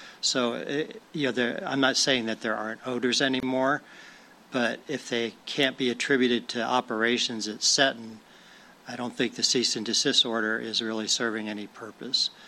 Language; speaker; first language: English; early bilingual, other home language; Spanish